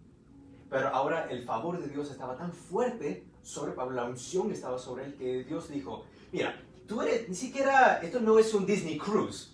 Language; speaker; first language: Spanish; early bilingual, heritage; Spanish